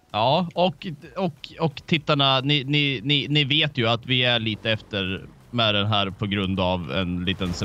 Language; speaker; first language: Swedish; native; Swedish